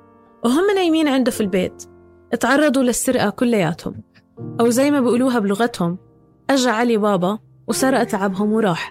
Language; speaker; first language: Arabic; native; Arabic